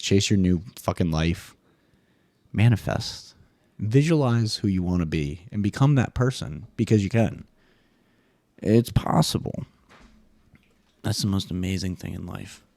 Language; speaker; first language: English; native; English